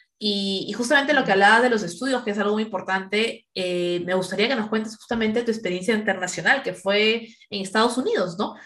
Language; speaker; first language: Spanish; native; Spanish